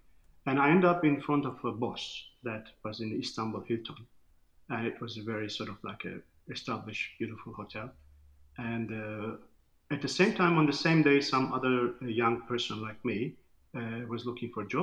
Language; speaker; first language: English; non-native, fluent; Turkish